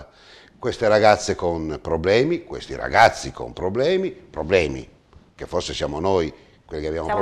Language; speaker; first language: Italian; native; Italian